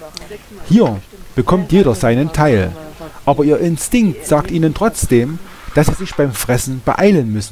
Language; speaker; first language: German; native; German